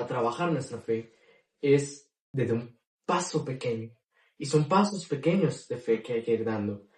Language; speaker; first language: Spanish; native; Spanish